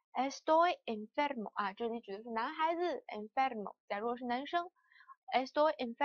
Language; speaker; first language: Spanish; non-native, fluent; Chinese